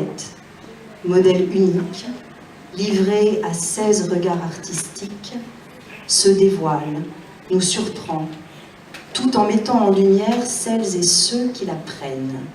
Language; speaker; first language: French; native; French